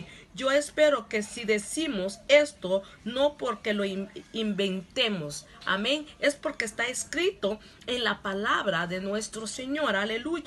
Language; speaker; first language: Spanish; non-native, local second language; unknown